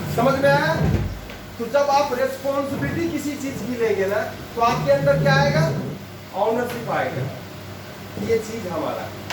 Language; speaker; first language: Hindi; native; Hindi